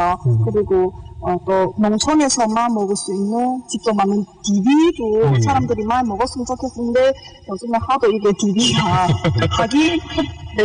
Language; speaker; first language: Korean; early bilingual, heritage; Korean